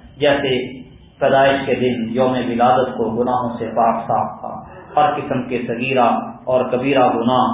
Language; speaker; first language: Urdu; non-native, local second language; Punjabi